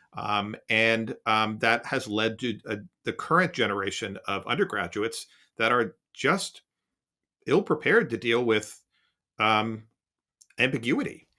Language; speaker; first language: English; native; English